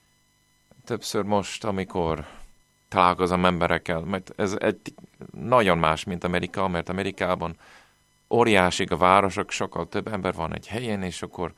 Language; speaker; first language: Hungarian; non-native, fluent; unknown